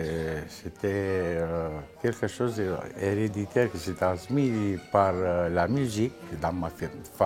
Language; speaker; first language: French; non-native, learner; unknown